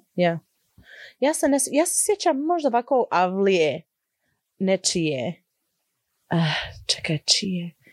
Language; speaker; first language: Croatian; early bilingual, heritage; Croatian